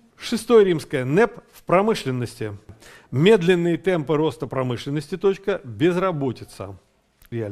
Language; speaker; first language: Russian; native; Russian